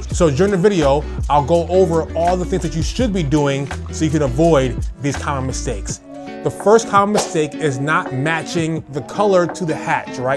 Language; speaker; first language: English; native; English